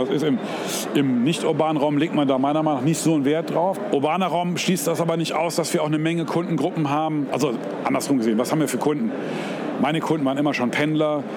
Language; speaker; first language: German; native; German